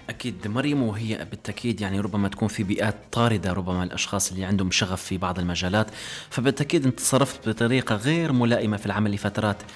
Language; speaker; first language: Arabic; native; Arabic